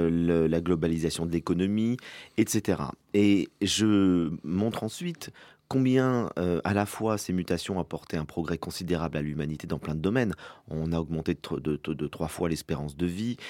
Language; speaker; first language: French; native; French